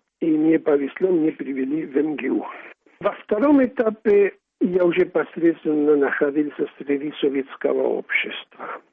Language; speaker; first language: Russian; non-native, fluent; Spanish